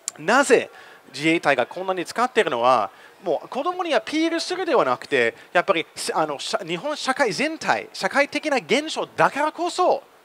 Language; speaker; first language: Japanese; non-native, fluent; English